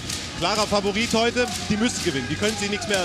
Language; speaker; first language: German; native; German